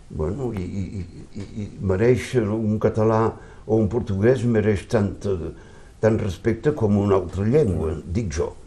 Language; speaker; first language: Catalan; early bilingual, heritage; Catalan